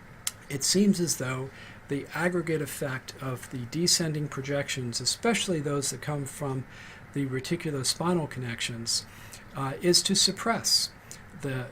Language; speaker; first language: English; native; English